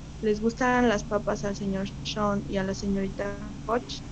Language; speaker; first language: Spanish; native; Spanish